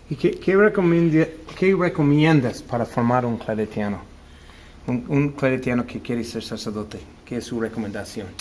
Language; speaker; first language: Spanish; non-native, learner; English